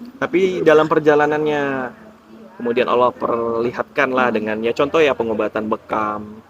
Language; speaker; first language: Indonesian; native; Indonesian